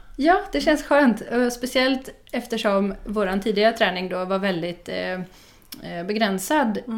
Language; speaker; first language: Swedish; non-native, fluent; Dutch